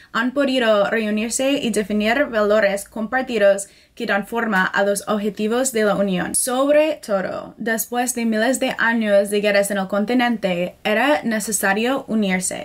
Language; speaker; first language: Spanish; non-native, fluent; English